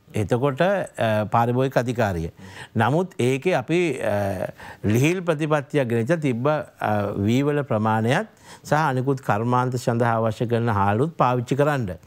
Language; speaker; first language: Sinhala; native; Sinhala